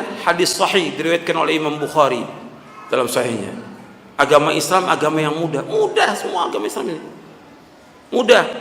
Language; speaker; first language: Indonesian; native; Indonesian